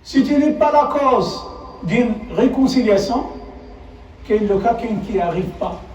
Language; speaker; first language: French; non-native, local second language; Arabic